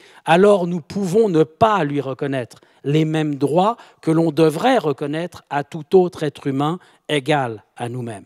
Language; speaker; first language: French; native; French